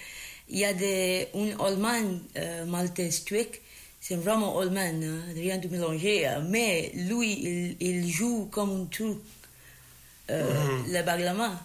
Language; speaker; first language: French; non-native, learner; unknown